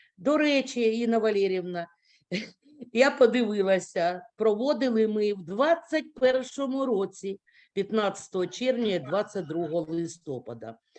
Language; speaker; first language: Ukrainian; native; Ukrainian